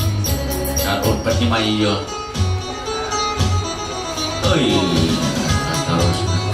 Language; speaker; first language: Russian; non-native, learner; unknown